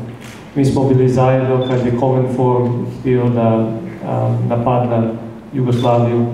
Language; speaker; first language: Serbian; non-native, fluent; English